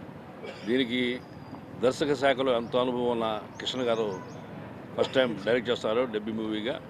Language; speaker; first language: Telugu; native; Telugu